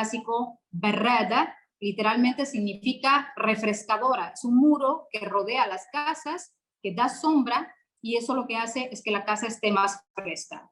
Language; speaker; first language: Spanish; non-native, fluent; Arabic